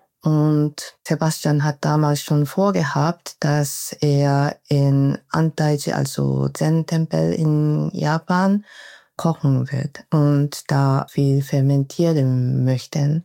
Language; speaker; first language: German; non-native, fluent; Japanese